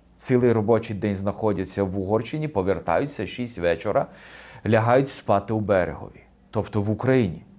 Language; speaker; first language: Ukrainian; non-native, local second language; Hungarian